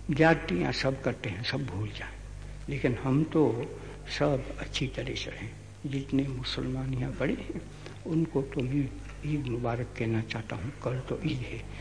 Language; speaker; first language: Hindi; non-native, local second language; Gujarati